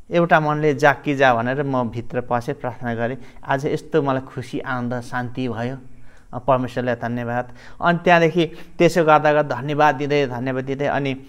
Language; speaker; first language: Nepali; non-native, local second language; Limbu